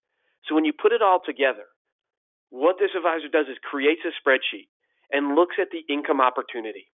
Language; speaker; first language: English; native; English